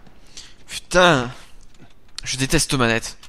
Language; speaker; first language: French; native; French